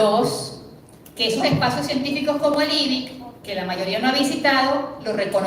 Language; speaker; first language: Spanish; native; Spanish